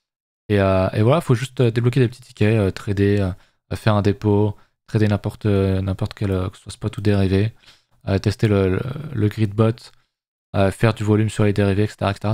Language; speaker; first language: French; native; French